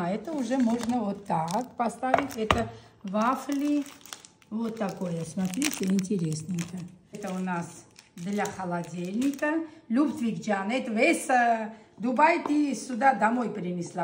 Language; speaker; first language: Russian; non-native, local second language; Armenian